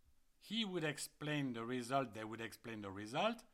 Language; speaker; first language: English; non-native, fluent; French